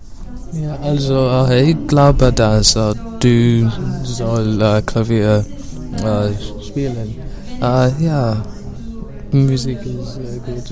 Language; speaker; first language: German; non-native, learner; English